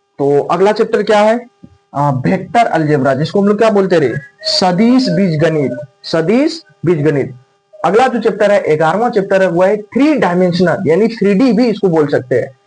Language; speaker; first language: Hindi; native; Hindi